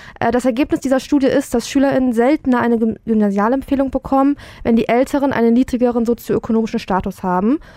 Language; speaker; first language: German; native; German